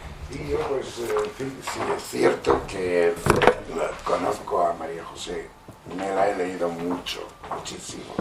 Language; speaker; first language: Spanish; native; Spanish